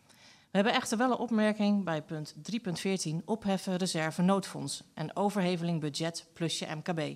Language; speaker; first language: Dutch; native; Dutch